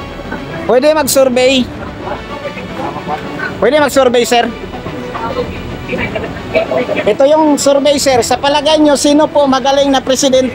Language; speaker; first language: Filipino; non-native, local second language; Cebuano